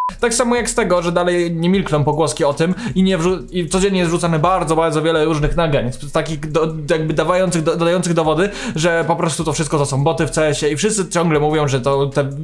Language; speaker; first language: Polish; native; Polish